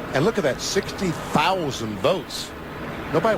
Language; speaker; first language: English; native; English